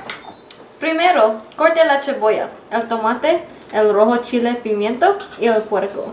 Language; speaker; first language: Spanish; non-native, learner; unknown